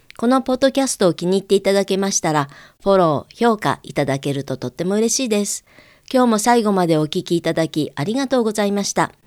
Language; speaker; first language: Japanese; native; Japanese